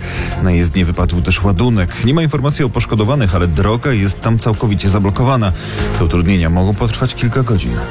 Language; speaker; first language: Polish; native; Polish